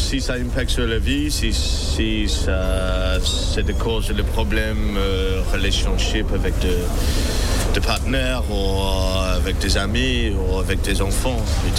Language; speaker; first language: French; non-native, learner; English